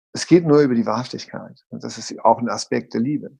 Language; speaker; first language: German; native; German